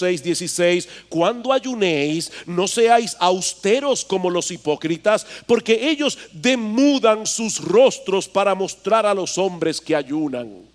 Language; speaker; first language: Spanish; native; Spanish